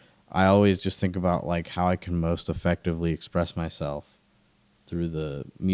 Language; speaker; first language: English; native; English